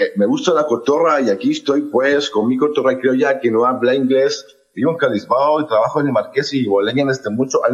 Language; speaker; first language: Spanish; native; Spanish